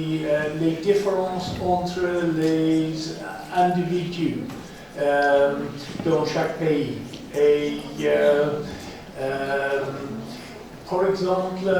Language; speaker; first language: French; non-native, fluent; English